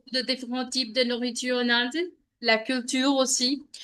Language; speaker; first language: French; non-native, learner; Hindi